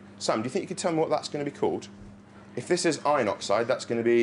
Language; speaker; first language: English; native; English